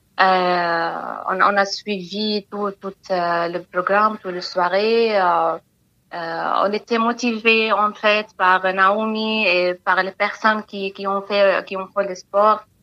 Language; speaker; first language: French; non-native, learner; Arabic